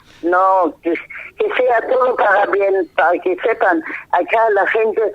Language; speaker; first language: Spanish; non-native, fluent; German